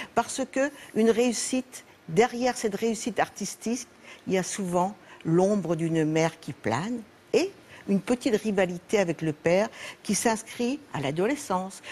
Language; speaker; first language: French; native; French